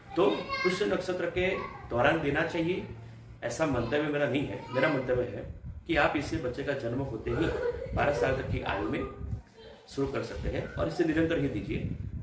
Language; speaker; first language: Hindi; non-native, local second language; Gujarati